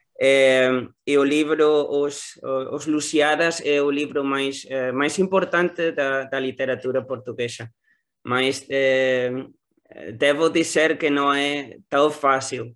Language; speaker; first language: Portuguese; non-native, learner; Spanish